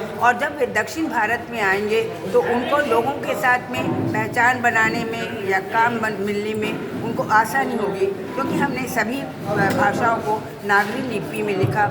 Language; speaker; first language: Hindi; non-native, local second language; Tamil